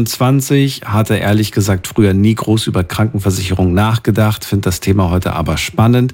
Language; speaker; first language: German; native; German